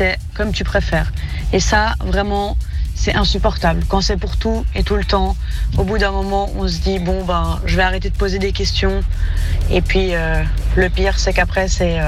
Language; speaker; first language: French; native; French